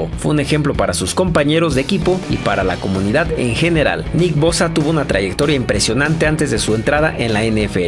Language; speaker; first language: Spanish; native; Spanish